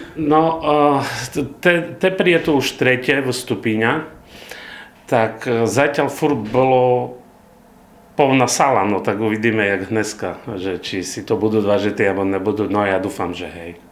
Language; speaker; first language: Slovak; non-native, local second language; Rusyn